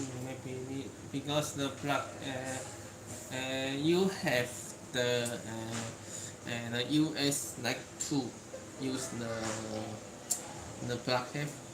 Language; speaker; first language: English; non-native, learner; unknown